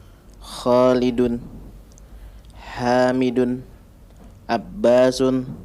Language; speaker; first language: Arabic; non-native, learner; Indonesian